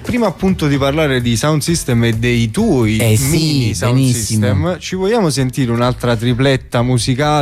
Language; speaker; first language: Italian; native; Italian